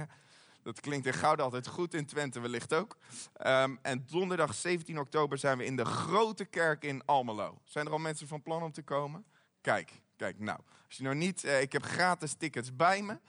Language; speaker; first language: Dutch; native; Dutch